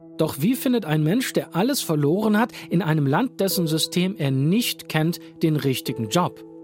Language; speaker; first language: German; native; German